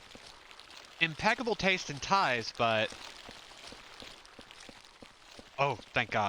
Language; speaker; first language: English; native; English